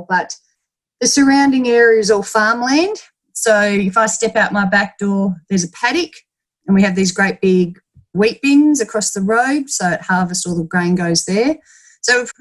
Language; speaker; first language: English; native; English